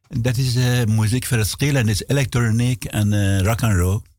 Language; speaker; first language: Dutch; non-native, learner; Persian